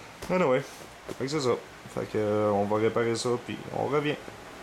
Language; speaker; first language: French; native; French